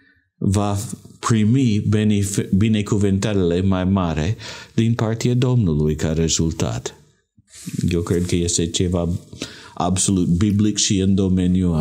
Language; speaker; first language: Romanian; non-native, learner; English